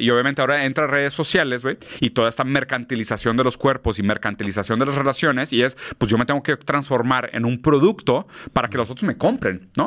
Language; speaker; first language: Spanish; native; Spanish